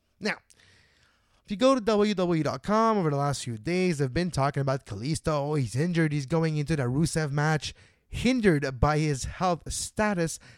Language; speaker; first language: English; non-native, local second language; French